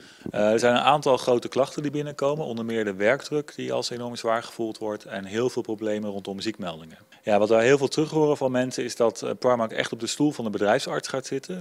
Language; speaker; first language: Dutch; native; Dutch